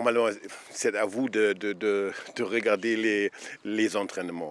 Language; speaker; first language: French; non-native, fluent; German